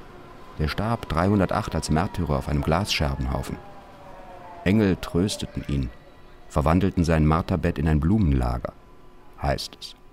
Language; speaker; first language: German; native; German